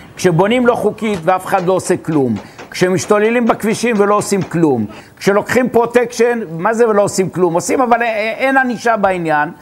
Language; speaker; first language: Hebrew; native; Hebrew